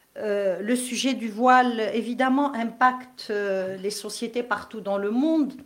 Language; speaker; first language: French; non-native, local second language; Kabyle